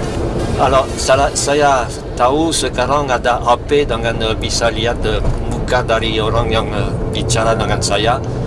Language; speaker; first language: Indonesian; non-native, fluent; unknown